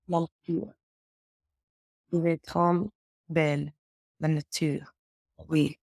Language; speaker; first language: French; non-native, learner; English